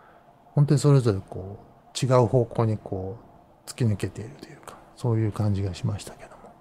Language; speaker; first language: Japanese; native; Japanese